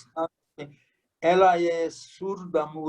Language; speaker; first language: Portuguese; non-native, fluent; Hungarian